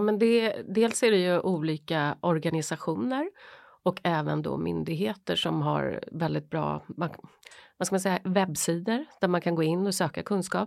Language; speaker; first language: Swedish; native; Swedish